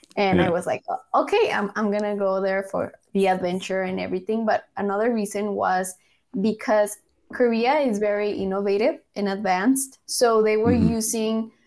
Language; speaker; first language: English; early bilingual, other home language; Spanish